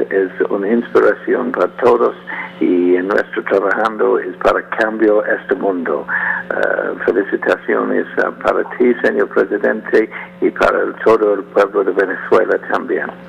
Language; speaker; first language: Spanish; non-native, learner; English